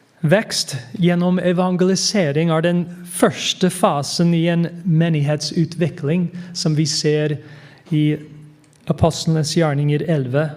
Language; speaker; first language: Norwegian; non-native, fluent; English